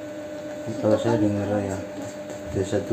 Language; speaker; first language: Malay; non-native, local second language; Javanese